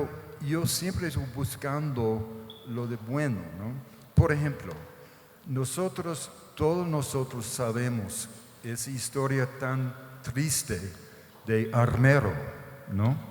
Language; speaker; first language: Spanish; non-native, fluent; English